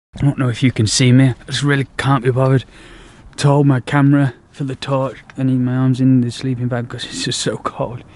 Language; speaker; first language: English; native; English